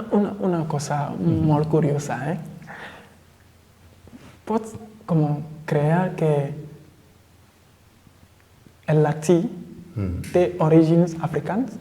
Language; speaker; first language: Catalan; non-native, fluent; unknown